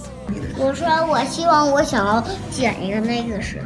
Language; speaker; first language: Chinese; early bilingual, heritage; Chinese